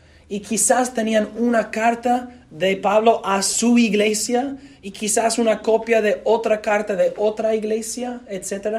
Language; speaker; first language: Spanish; non-native, fluent; English